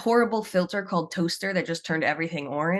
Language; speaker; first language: English; native; English